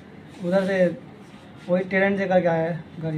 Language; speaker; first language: Hindi; non-native, local second language; Bangla